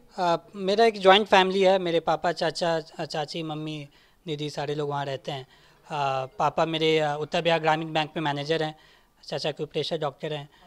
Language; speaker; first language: Hindi; native; Hindi